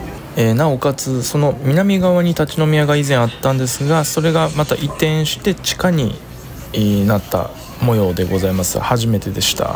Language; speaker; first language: Japanese; native; Japanese